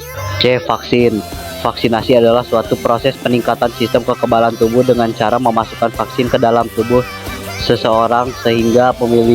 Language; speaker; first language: Indonesian; native; Indonesian